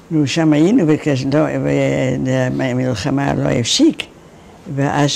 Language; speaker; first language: Hebrew; non-native, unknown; Dutch